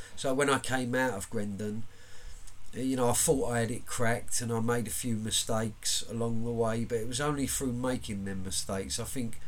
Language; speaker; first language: English; native; English